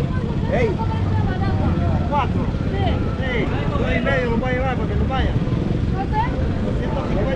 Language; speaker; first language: Spanish; native; Spanish